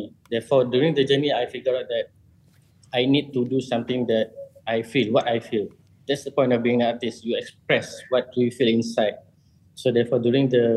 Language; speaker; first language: English; non-native, local second language; Malay